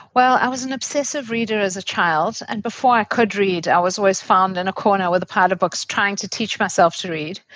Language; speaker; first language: English; native; English